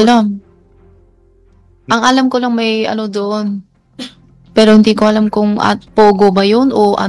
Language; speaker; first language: Filipino; non-native, learner; Chinese